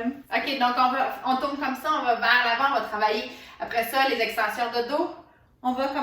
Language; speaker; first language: French; native; French